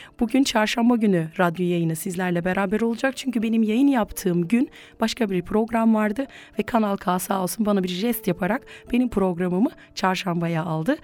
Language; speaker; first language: Turkish; native; Turkish